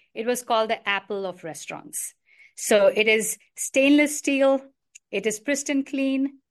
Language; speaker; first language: English; non-native, local second language; Hindi